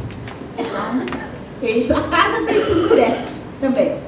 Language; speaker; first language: Portuguese; non-native, local second language; Guarani